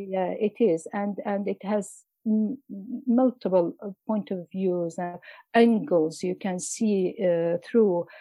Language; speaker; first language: English; non-native, fluent; Arabic